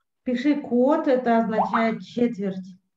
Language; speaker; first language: Russian; native; Russian